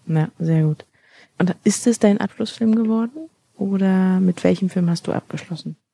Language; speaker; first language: German; native; German